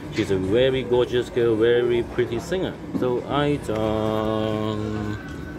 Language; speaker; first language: English; non-native, local second language; Cantonese